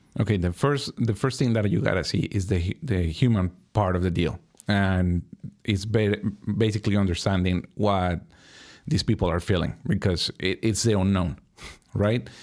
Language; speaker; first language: English; non-native, fluent; Spanish